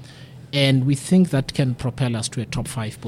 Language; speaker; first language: English; non-native, local second language; Xhosa